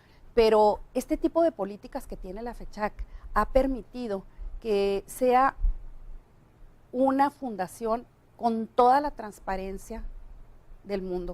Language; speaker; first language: Spanish; native; Spanish